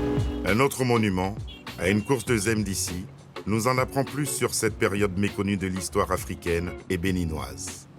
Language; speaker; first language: French; native; French